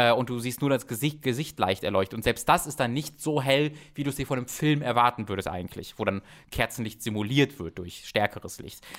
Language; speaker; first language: German; native; German